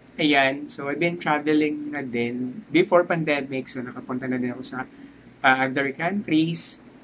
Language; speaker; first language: Filipino; non-native, local second language; Cebuano